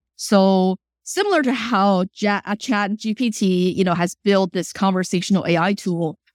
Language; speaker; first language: English; early bilingual, other home language; Chinese